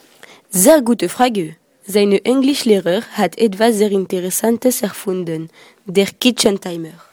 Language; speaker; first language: German; non-native, learner; French